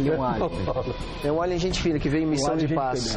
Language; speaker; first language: Portuguese; native; Portuguese